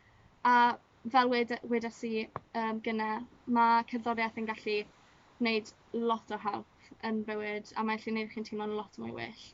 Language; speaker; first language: Welsh; non-native, local second language; English